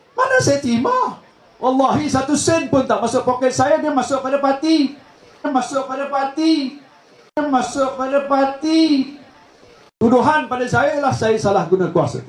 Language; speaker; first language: Malay; native; Malay